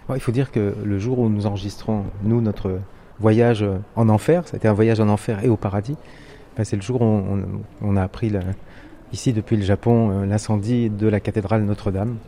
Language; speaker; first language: French; native; French